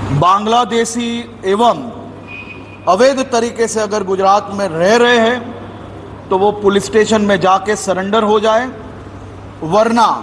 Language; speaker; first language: Hindi; non-native, local second language; Gujarati